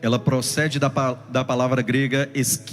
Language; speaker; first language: Portuguese; native; Portuguese